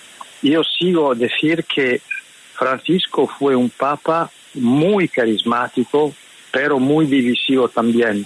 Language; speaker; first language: Spanish; non-native, fluent; Italian